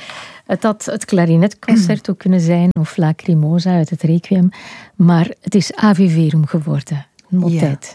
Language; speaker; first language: Dutch; native; Dutch